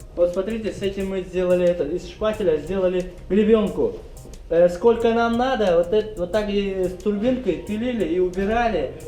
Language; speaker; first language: Russian; non-native, local second language; Tajik